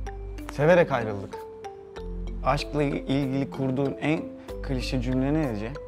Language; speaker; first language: Turkish; native; Turkish